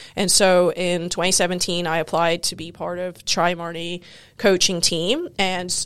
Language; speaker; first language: English; native; English